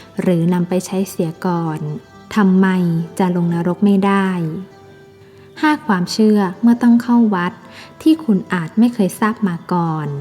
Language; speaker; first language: Thai; native; Thai